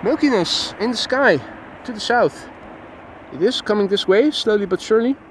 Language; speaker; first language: English; non-native, fluent; Dutch